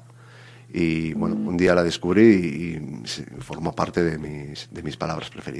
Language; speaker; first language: Spanish; native; Spanish